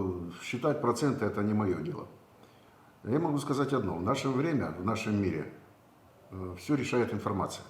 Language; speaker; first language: Russian; native; Russian